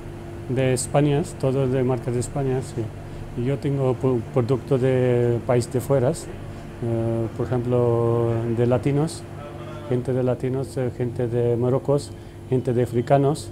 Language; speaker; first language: Spanish; non-native, learner; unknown